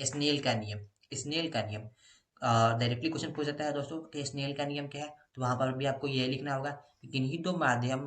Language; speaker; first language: Hindi; native; Hindi